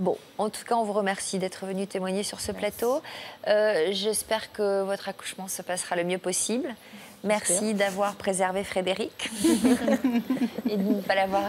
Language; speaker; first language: French; native; French